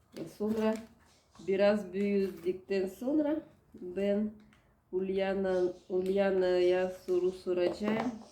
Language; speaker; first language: Turkish; non-native, learner; Russian